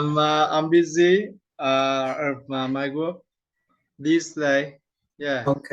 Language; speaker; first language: English; non-native, learner; Vietnamese